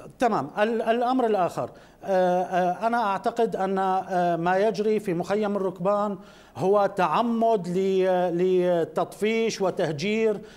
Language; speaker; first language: Arabic; native; Arabic